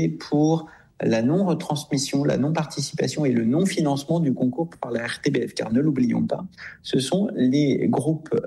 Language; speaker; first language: French; native; French